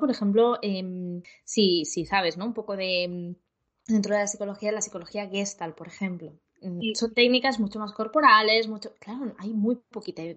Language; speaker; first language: Spanish; native; Spanish